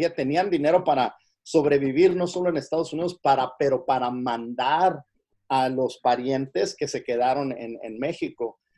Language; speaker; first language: Spanish; early bilingual, heritage; Spanish